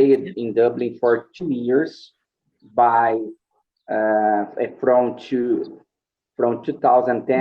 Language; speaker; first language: English; non-native, learner; Portuguese